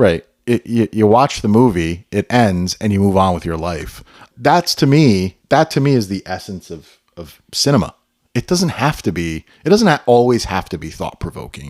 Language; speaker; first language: English; native; English